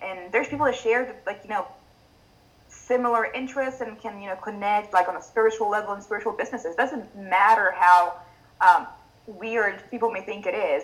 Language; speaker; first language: English; non-native, fluent; Italian